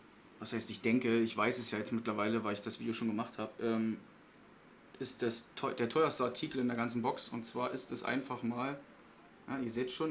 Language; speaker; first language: German; native; German